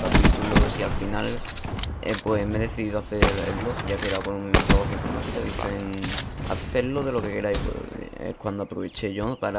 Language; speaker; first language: Spanish; native; Spanish